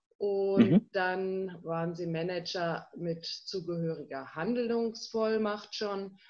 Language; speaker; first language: German; native; German